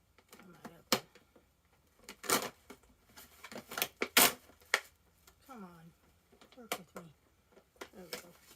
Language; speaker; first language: English; native; English